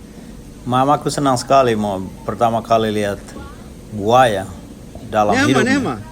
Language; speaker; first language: Indonesian; non-native, local second language; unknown